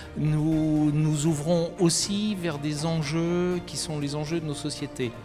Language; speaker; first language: French; native; French